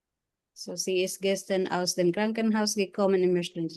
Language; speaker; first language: German; non-native, fluent; Filipino